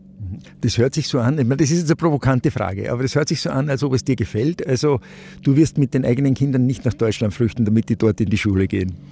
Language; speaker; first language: German; native; German